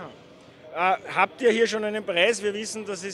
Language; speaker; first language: German; native; German